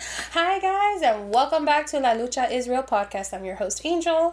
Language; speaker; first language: English; early bilingual, other home language; Spanish